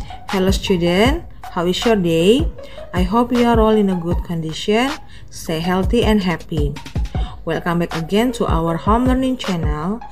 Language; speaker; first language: English; non-native, fluent; Indonesian